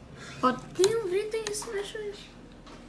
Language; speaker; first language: Russian; early bilingual, heritage; Russian